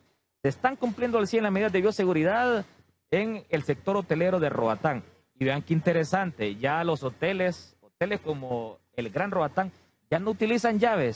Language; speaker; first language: Spanish; native; Spanish